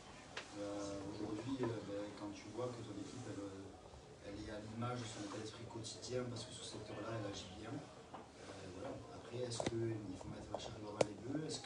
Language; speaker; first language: French; native; French